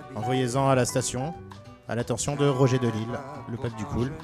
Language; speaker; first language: French; native; French